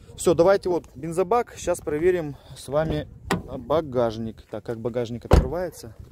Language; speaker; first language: Russian; native; Russian